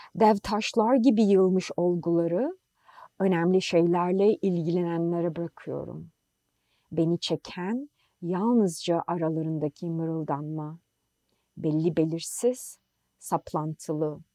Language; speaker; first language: English; non-native, fluent; Turkish